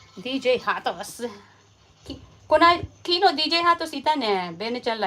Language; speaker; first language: Japanese; non-native, learner; Filipino